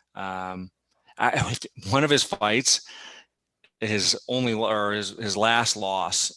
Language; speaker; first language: English; native; English